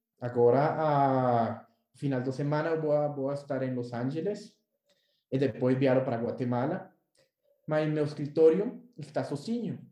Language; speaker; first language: Portuguese; non-native, learner; Spanish